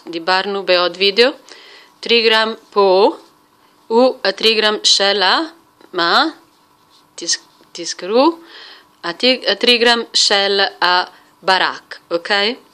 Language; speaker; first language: Hebrew; non-native, fluent; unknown